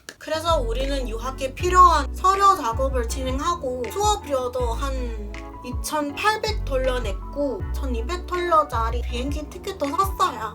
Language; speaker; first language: Korean; non-native, fluent; English